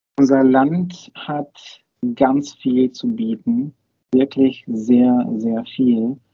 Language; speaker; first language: German; non-native, fluent; Bulgarian